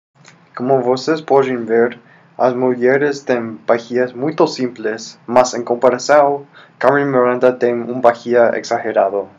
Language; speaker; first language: Portuguese; non-native, learner; Spanish